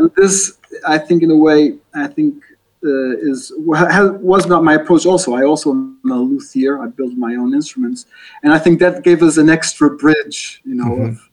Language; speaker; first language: English; non-native, fluent; Portuguese